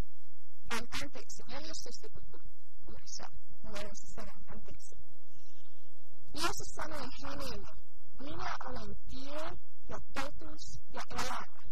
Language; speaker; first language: Finnish; early bilingual, heritage; Finnish